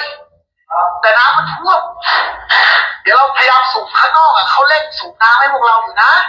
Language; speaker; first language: Thai; native; Thai